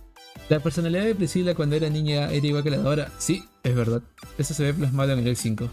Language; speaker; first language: Spanish; native; Spanish